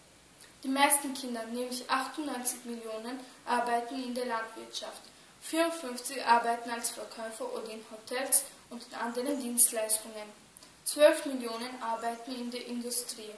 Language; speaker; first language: German; early bilingual, other home language; Turkish